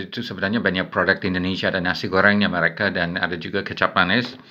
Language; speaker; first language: Indonesian; non-native, fluent; English